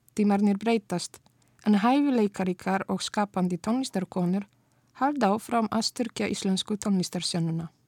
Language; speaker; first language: Icelandic; non-native, fluent; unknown